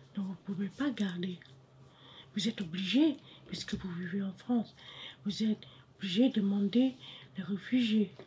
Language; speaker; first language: French; non-native, fluent; Khmer